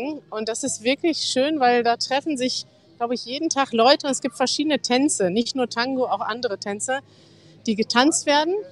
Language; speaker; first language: German; native; German